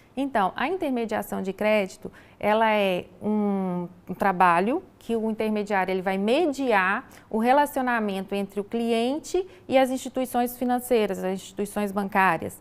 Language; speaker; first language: Portuguese; native; Portuguese